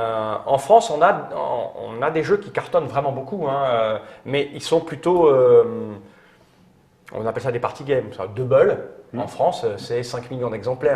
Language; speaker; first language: French; native; French